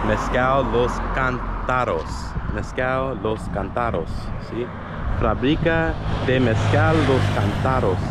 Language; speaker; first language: Spanish; non-native, learner; English